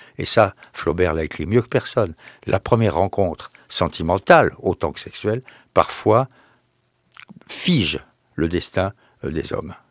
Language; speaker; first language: French; native; French